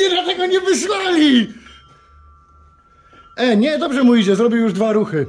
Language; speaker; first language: Polish; native; Polish